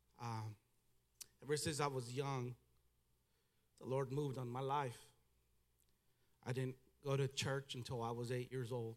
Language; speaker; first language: English; early bilingual, other home language; Spanish